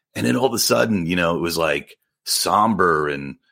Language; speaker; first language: English; native; English